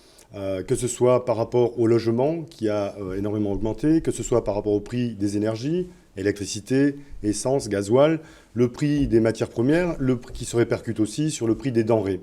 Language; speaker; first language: French; native; French